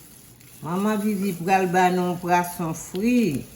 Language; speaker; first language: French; non-native, learner; Haitian Creole